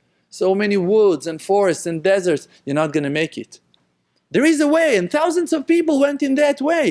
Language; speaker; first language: English; non-native, fluent; Hebrew